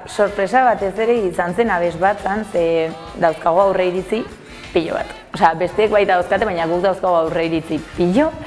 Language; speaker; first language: Basque; native; Basque